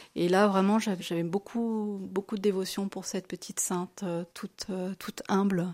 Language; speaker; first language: French; native; French